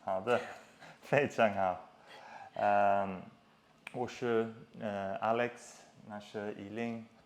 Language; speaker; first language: Chinese; non-native, fluent; English